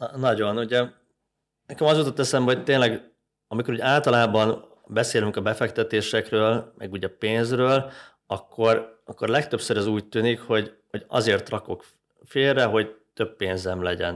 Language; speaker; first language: Hungarian; native; Hungarian